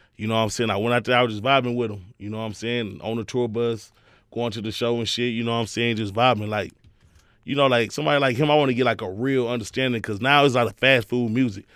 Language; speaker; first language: English; native; English